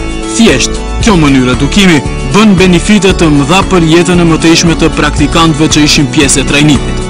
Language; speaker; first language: Albanian; native; Albanian